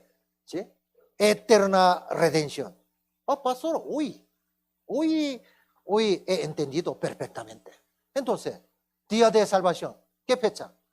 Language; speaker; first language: Spanish; non-native, fluent; Korean